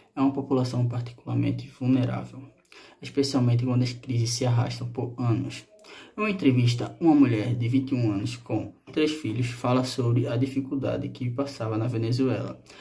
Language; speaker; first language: Portuguese; non-native, fluent; Spanish